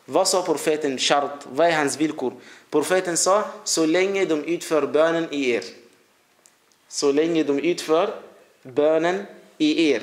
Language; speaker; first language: Swedish; early bilingual, other home language; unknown